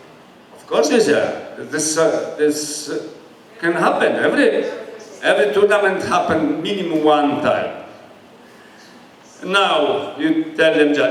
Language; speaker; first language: English; non-native, learner; Polish